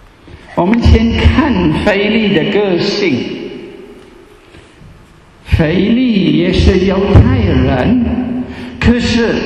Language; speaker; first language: Chinese; non-native, fluent; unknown